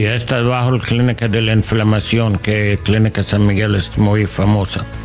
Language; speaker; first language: Spanish; non-native, learner; English